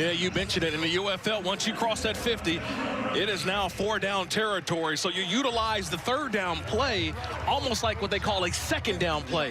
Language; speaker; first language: English; native; English